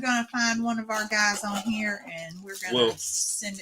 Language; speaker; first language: English; native; English